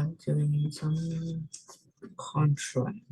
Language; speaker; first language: English; non-native, learner; Vietnamese